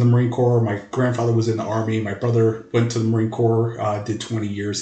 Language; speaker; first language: English; native; English